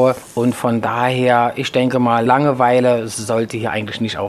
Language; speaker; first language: German; native; German